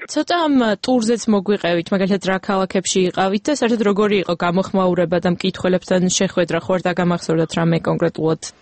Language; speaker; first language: Georgian; native; Georgian